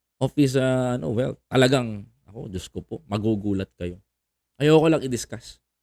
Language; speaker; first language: Filipino; native; Filipino